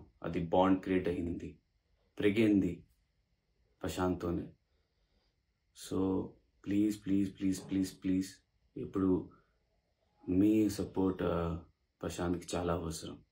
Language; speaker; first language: Telugu; non-native, learner; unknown